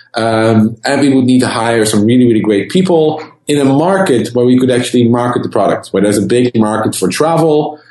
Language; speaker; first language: English; non-native, fluent; Dutch